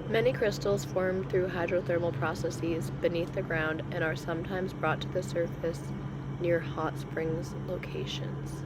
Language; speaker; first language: English; native; English